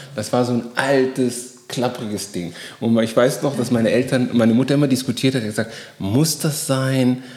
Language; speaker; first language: German; native; German